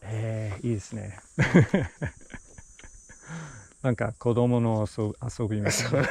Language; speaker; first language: Japanese; non-native, learner; English